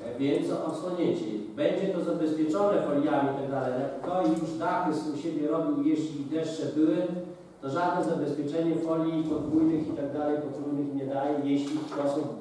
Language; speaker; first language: Polish; non-native, local second language; Lithuanian